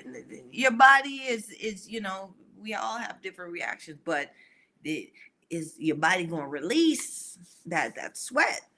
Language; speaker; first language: English; native; English